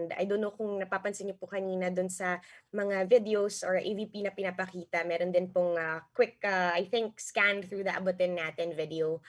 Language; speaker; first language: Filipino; native; Filipino